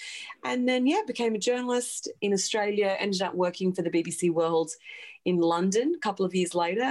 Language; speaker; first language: English; native; English